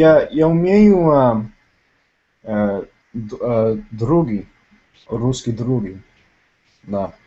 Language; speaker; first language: Russian; non-native, learner; Tamil